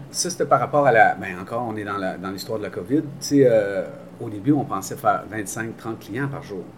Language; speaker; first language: French; native; French